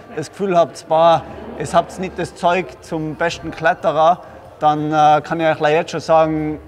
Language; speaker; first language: German; native; German